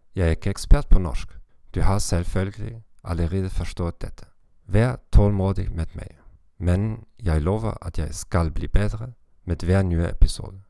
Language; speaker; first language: Norwegian; non-native, learner; German